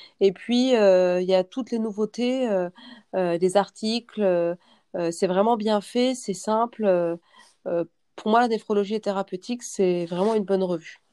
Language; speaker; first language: French; native; French